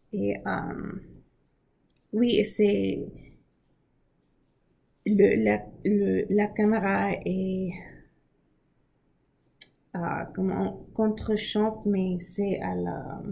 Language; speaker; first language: French; non-native, learner; English